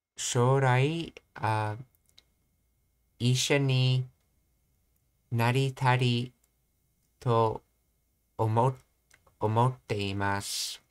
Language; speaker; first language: Japanese; non-native, learner; English